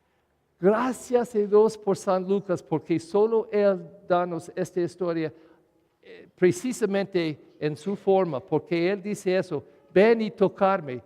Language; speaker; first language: Spanish; non-native, learner; English